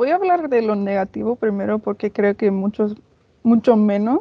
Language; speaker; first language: Spanish; non-native, fluent; English